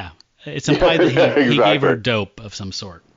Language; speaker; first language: English; native; English